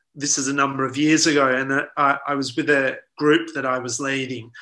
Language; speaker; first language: English; early bilingual, other home language; Italian